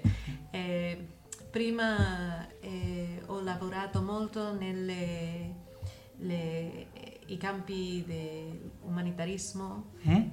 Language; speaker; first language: Italian; non-native, learner; English